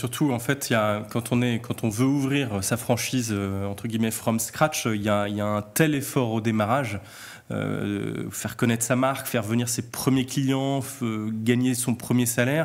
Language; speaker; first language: French; native; French